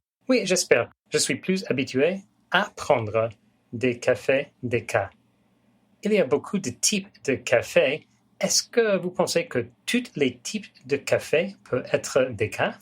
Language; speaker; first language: French; non-native, fluent; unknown